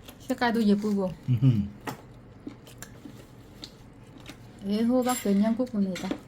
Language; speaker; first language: Korean; non-native, learner; Vietnamese